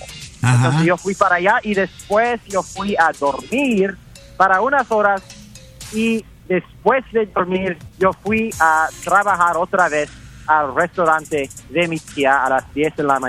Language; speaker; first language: Spanish; early bilingual, heritage; English